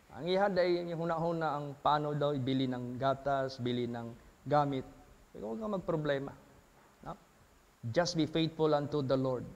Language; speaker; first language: Filipino; native; Filipino